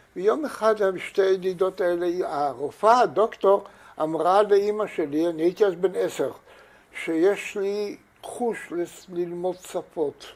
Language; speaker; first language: Hebrew; native; Hebrew